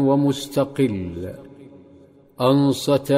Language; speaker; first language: Arabic; native; Arabic